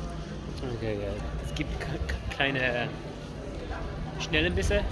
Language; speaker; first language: German; non-native, learner; English